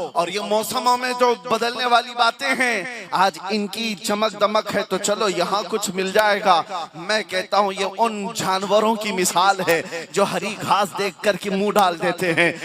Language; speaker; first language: Hindi; non-native, local second language; Urdu